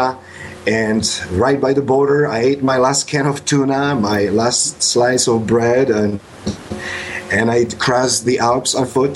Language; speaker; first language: English; non-native, fluent; Polish